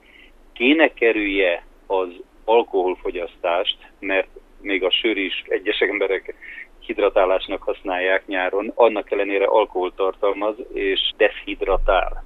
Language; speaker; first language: Hungarian; native; Hungarian